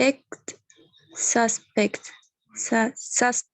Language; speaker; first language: English; non-native, learner; Spanish